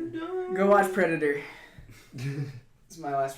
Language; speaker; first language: English; native; English